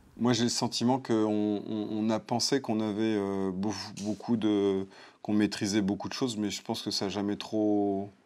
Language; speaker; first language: French; native; French